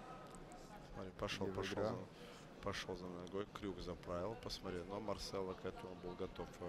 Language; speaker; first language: Russian; native; Russian